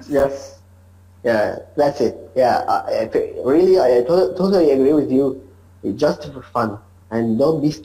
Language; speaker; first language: English; non-native, learner; Arabic